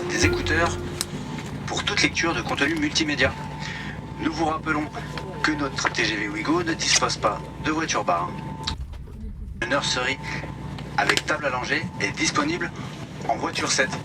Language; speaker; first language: French; native; French